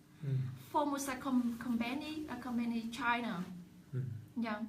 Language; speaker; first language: English; non-native, learner; Vietnamese